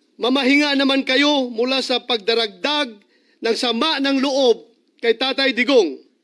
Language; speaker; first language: Filipino; non-native, local second language; Cebuano